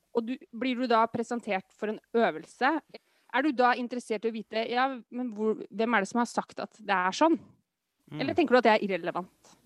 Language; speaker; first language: Norwegian; native; Norwegian